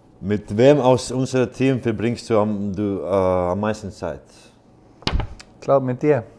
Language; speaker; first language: German; non-native, fluent; Icelandic